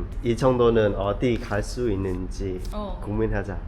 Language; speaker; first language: Korean; non-native, fluent; Vietnamese